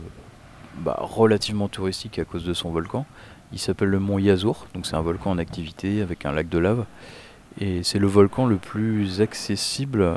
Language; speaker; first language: French; native; French